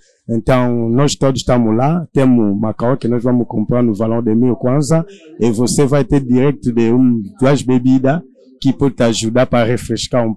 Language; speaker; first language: Portuguese; non-native, learner; Lingala